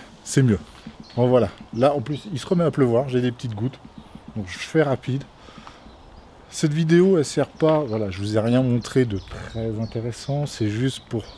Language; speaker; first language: French; native; French